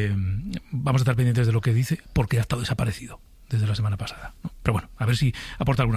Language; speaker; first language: Spanish; native; Spanish